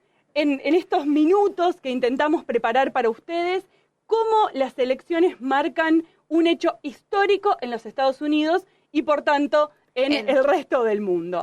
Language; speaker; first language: Spanish; native; Spanish